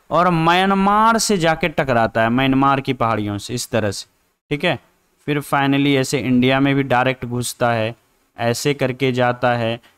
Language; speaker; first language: Hindi; native; Hindi